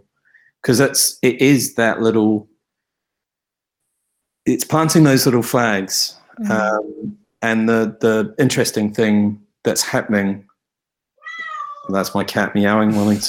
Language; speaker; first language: English; native; English